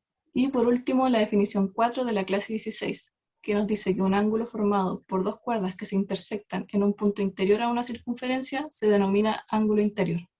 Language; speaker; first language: Spanish; native; Spanish